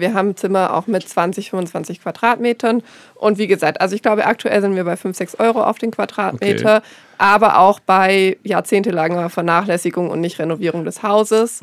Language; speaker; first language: German; native; German